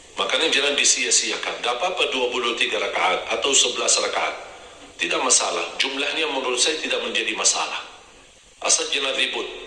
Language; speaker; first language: Indonesian; non-native, fluent; Arabic